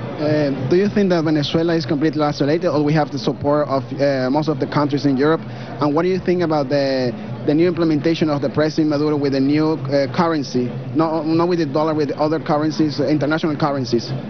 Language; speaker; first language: English; non-native, fluent; Spanish